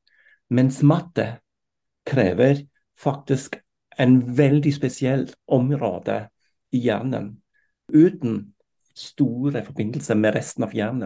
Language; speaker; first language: Norwegian; non-native, fluent; German